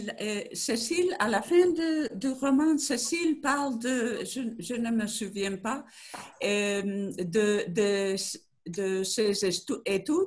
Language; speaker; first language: French; non-native, learner; Spanish